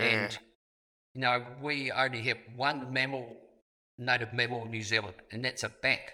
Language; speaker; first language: English; native; English